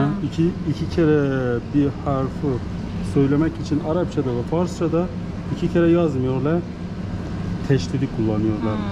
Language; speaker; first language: Turkish; non-native, learner; Persian